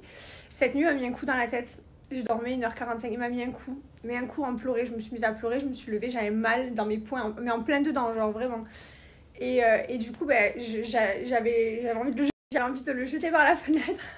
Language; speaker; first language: French; native; French